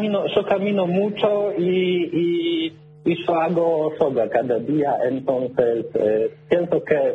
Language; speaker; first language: Spanish; non-native, learner; Polish